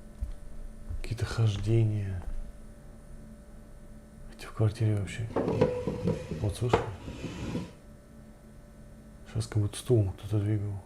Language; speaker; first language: Russian; native; Russian